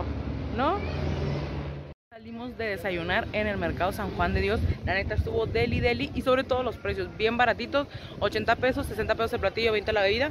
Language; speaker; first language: Spanish; native; Spanish